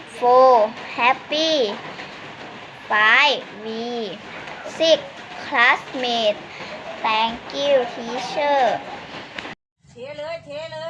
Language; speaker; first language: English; non-native, learner; Thai